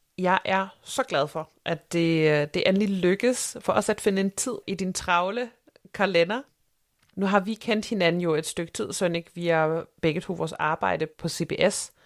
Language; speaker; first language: Danish; native; Danish